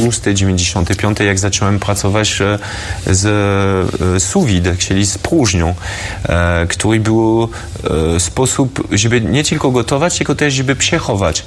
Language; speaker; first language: Polish; non-native, fluent; French